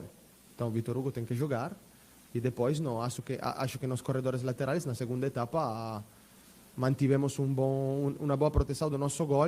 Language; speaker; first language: Portuguese; non-native, fluent; Italian